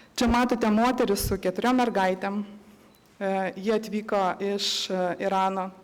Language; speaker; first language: Lithuanian; native; Lithuanian